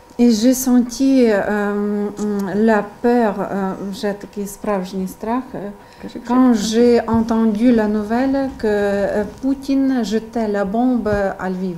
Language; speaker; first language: French; non-native, learner; Ukrainian